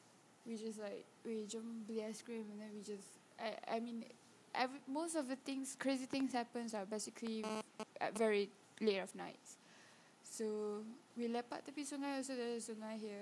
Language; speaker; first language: English; non-native, local second language; Malay